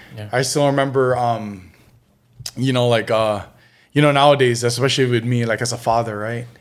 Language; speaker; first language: English; early bilingual, other home language; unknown